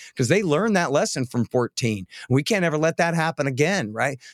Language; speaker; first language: English; native; English